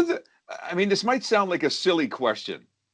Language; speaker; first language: English; native; English